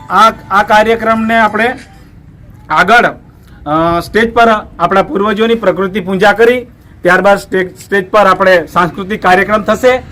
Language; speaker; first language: Gujarati; non-native, local second language; Bhili